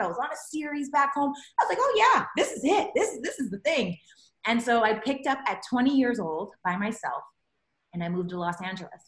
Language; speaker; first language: English; native; English